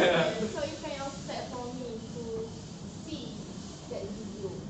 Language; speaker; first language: English; non-native, local second language; Malay